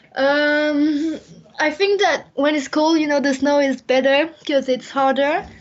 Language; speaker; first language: English; non-native, fluent; French